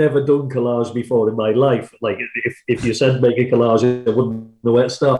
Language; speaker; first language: English; native; English